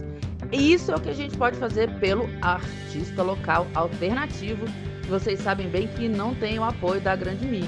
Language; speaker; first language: Portuguese; native; Portuguese